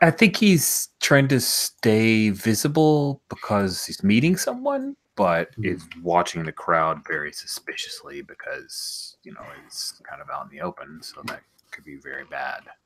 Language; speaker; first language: English; native; English